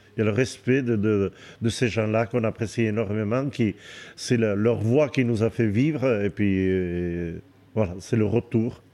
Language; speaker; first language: French; native; French